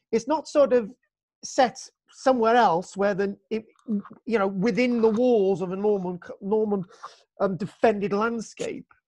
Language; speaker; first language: English; native; English